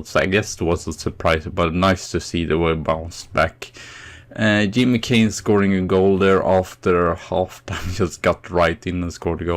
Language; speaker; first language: English; non-native, fluent; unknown